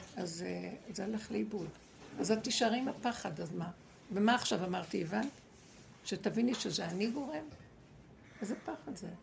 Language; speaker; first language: Hebrew; native; Hebrew